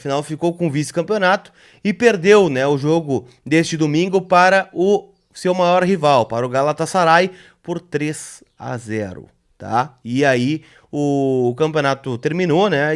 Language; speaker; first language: Portuguese; native; Portuguese